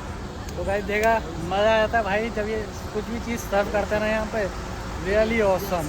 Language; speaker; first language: Hindi; native; Hindi